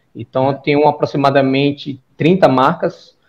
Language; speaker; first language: Portuguese; native; Portuguese